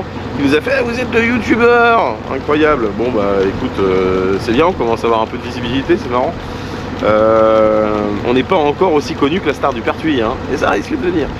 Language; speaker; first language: French; native; French